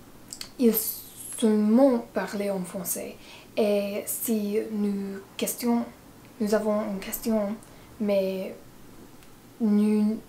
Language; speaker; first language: French; non-native, learner; English